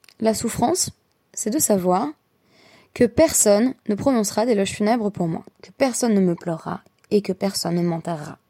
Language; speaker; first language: French; native; French